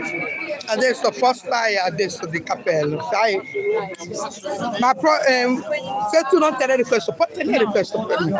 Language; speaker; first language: Italian; non-native, learner; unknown